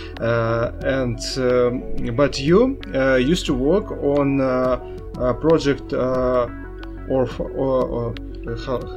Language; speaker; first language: English; non-native, learner; Russian